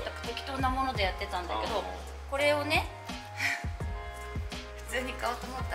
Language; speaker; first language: Japanese; native; Japanese